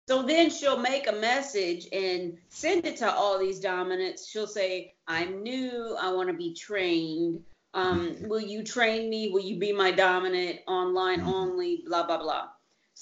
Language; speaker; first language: English; native; English